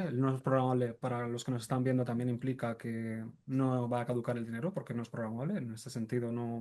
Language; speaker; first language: Spanish; native; Spanish